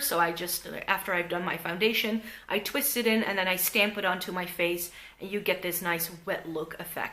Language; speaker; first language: English; non-native, fluent; Dutch